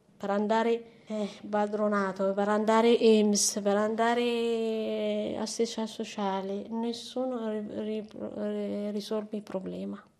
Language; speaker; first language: Italian; non-native, learner; Amharic